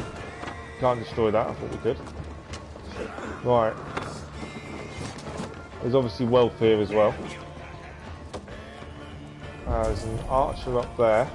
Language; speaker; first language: English; native; English